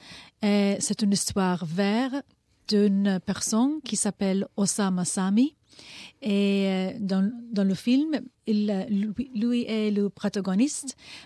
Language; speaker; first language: French; non-native, learner; Maltese